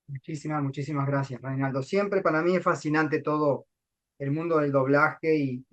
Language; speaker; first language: Spanish; native; Spanish